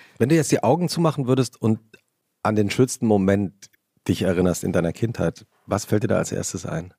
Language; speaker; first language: German; native; German